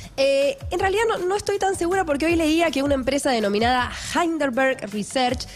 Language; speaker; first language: Spanish; native; Spanish